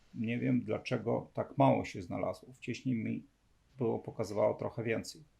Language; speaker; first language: Polish; non-native, fluent; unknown